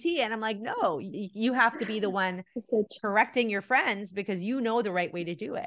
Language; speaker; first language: English; early bilingual, other home language; Tamil